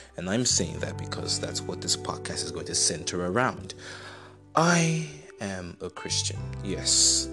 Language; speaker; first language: English; non-native, local second language; Igbo